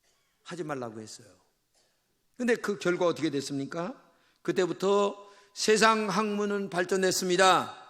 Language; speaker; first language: Korean; native; Korean